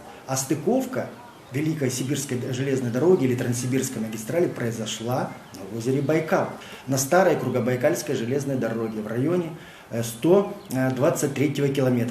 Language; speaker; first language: Russian; native; Russian